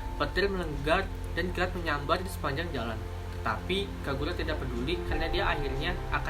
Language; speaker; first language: Indonesian; native; Indonesian